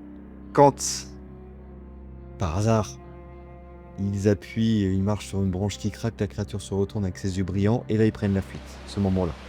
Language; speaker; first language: French; native; French